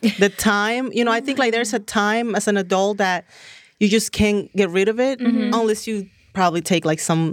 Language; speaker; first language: English; non-native, fluent; Spanish